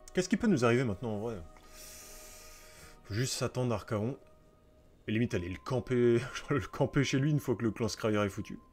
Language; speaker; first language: French; native; French